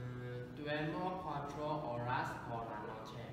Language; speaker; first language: Spanish; non-native, learner; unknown